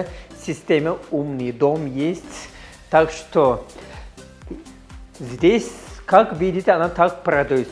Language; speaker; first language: Russian; non-native, learner; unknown